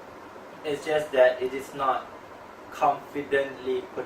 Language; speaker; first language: English; non-native, fluent; Malay